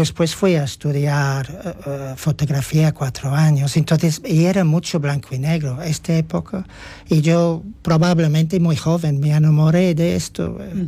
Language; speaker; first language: Spanish; non-native, fluent; English